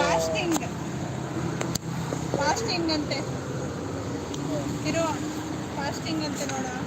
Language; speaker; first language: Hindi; non-native, local second language; Kannada